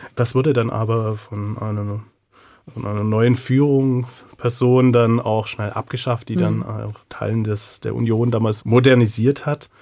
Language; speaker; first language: German; native; German